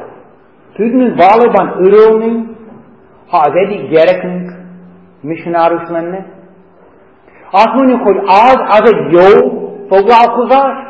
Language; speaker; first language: Hungarian; non-native, fluent; English